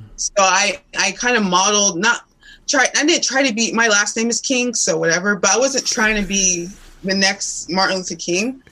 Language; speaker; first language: English; native; English